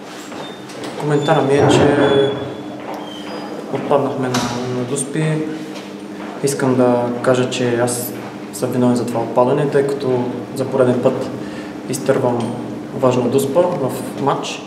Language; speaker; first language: Bulgarian; native; Bulgarian